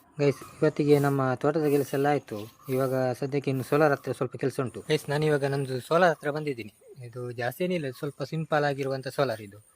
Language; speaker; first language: Kannada; non-native, local second language; Tulu